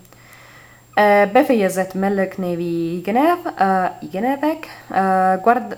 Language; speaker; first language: Hungarian; non-native, learner; Italian